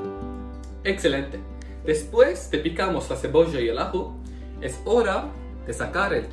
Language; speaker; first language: Spanish; non-native, learner; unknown